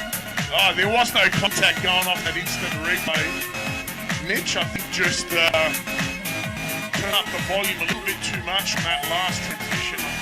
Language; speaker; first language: English; native; English